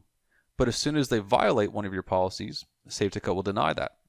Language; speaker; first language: English; native; English